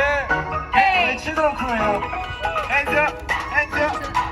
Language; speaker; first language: Korean; native; Korean